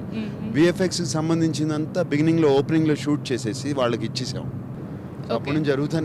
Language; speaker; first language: Telugu; native; Telugu